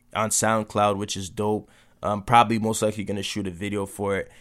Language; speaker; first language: English; native; English